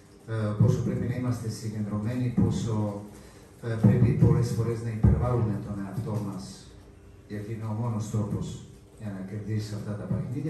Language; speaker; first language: Greek; non-native, fluent; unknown